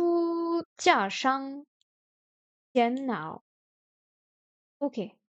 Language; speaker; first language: Chinese; non-native, learner; French